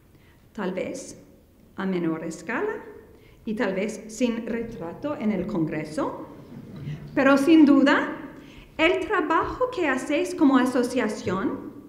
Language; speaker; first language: Spanish; non-native, fluent; English